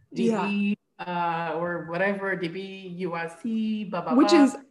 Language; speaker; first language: English; non-native, fluent; Portuguese